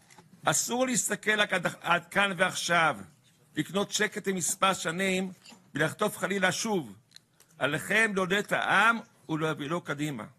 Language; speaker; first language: Hebrew; native; Hebrew